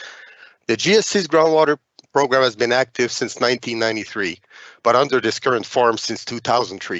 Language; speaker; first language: English; non-native, fluent; French